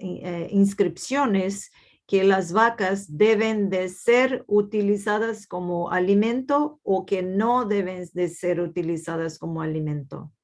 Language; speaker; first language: Spanish; non-native, fluent; Portuguese